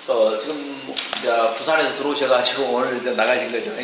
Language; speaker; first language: Korean; native; Korean